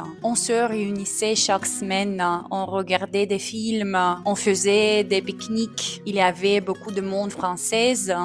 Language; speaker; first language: French; non-native, fluent; Russian